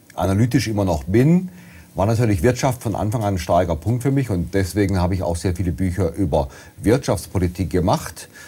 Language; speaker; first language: German; native; German